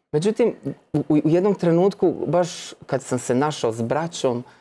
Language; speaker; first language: Croatian; native; Croatian